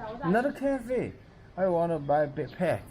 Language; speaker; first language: English; non-native, learner; Tibetan